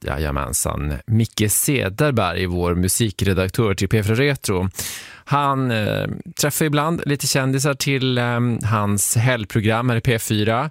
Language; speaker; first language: Swedish; native; Swedish